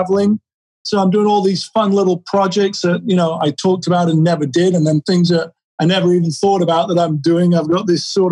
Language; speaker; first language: English; native; English